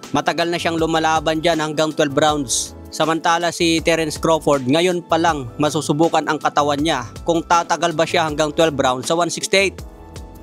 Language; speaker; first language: Filipino; native; Filipino